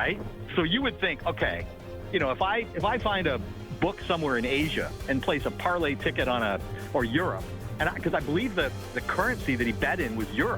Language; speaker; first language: English; native; English